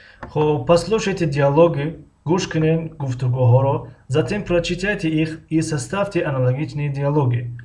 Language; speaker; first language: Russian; non-native, local second language; Tajik